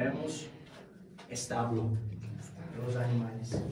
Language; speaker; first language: Spanish; non-native, fluent; Turkish